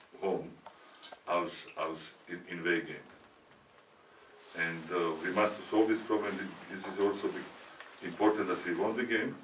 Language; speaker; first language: English; non-native, learner; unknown